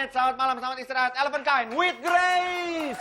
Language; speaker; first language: Indonesian; native; Indonesian